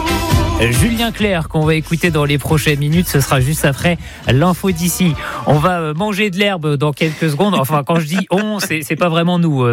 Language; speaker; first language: French; native; French